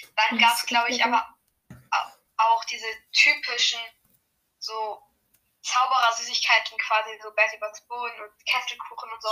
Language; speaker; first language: German; native; German